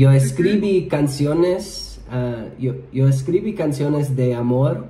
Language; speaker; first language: Spanish; non-native, learner; English